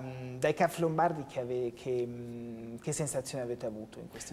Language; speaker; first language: Italian; native; Italian